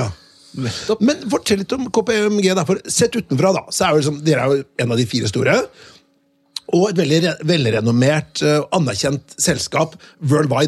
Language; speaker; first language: Norwegian; native; Norwegian